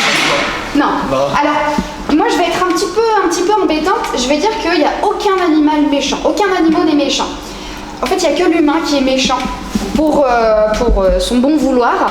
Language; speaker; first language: French; native; French